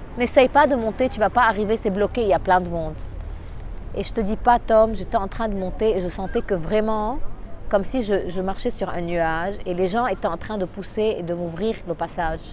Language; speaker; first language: French; non-native, local second language; Arabic